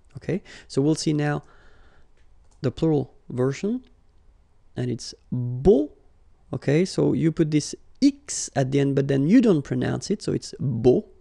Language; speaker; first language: English; non-native, fluent; French